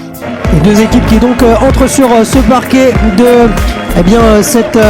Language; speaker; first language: French; native; French